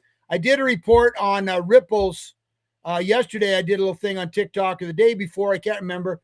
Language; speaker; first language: English; native; English